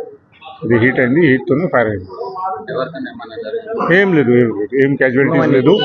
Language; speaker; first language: Telugu; non-native, local second language; Urdu